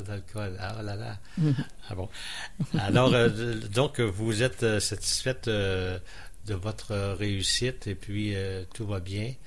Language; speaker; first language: French; native; French